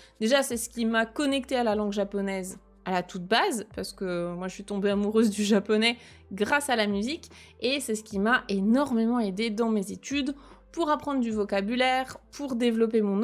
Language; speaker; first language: French; native; French